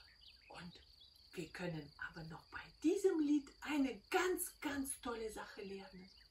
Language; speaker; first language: German; non-native, fluent; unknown